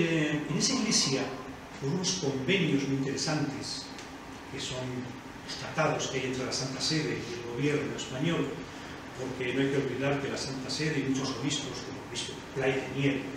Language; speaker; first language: Spanish; native; Spanish